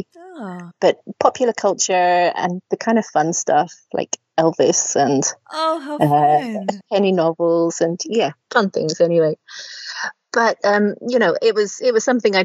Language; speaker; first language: English; native; English